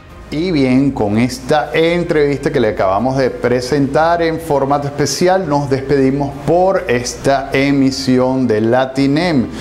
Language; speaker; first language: Spanish; native; Spanish